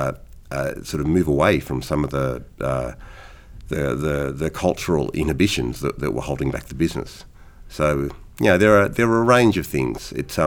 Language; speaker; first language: English; native; English